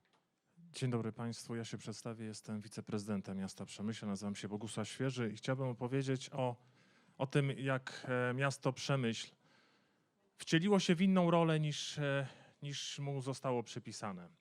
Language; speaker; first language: Polish; native; Polish